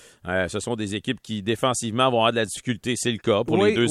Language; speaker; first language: French; native; French